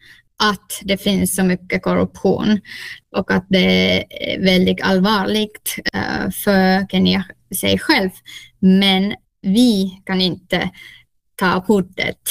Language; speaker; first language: Swedish; non-native, local second language; Finnish